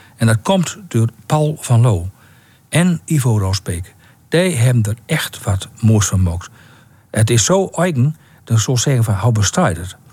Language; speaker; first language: Dutch; native; Dutch